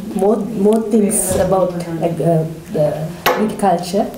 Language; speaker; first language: English; non-native, local second language; Sinhala